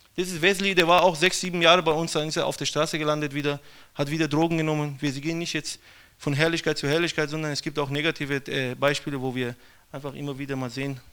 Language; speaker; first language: German; non-native, fluent; Persian